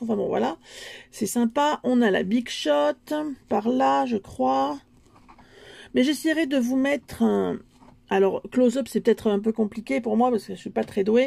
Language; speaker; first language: French; native; French